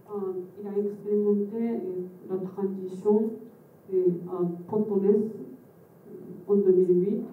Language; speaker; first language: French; non-native, fluent; Japanese